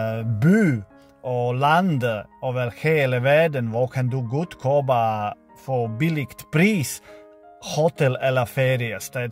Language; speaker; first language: Norwegian; non-native, learner; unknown